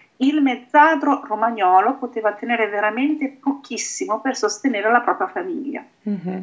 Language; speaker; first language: Italian; native; Italian